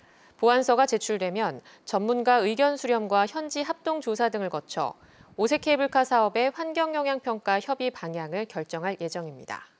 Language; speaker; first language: Korean; native; Korean